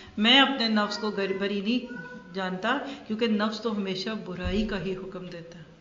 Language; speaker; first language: Urdu; native; Urdu